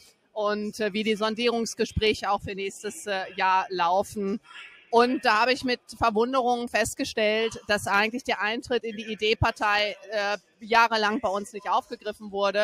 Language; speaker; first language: German; native; German